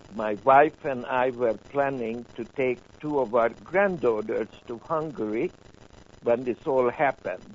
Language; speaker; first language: English; non-native, fluent; Hungarian